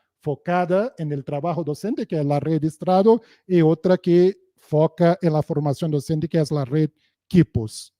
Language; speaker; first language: Spanish; non-native, fluent; Portuguese